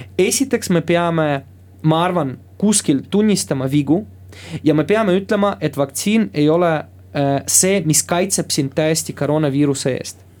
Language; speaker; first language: Estonian; non-native, local second language; Russian